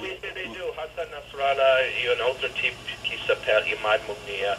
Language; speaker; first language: French; non-native, learner; English